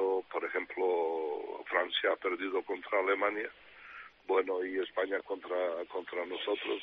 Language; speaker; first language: Spanish; non-native, fluent; Serbian